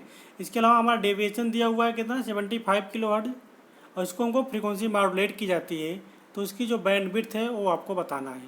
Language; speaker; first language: Hindi; native; Hindi